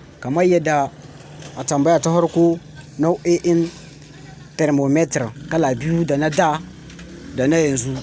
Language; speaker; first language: Hausa; native; Hausa